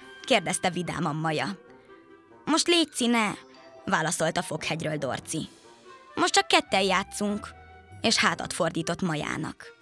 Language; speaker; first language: Hungarian; native; Hungarian